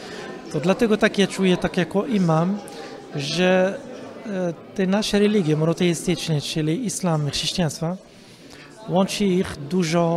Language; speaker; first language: Polish; non-native, fluent; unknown